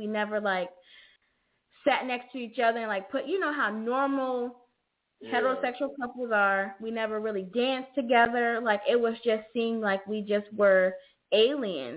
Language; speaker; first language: English; native; English